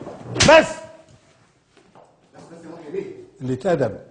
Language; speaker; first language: Arabic; native; Arabic